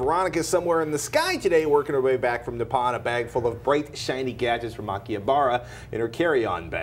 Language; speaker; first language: English; native; English